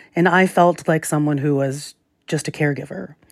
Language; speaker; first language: English; native; English